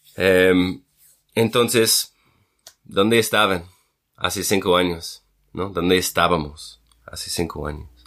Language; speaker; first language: Spanish; non-native, fluent; English